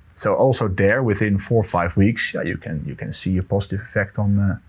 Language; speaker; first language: English; non-native, fluent; Dutch